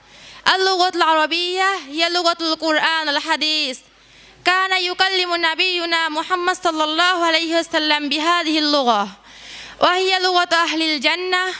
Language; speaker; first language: Arabic; non-native, learner; Bangla